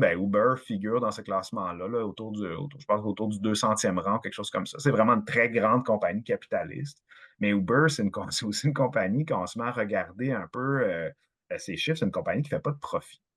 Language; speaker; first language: French; native; French